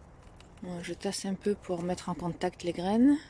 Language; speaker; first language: French; native; French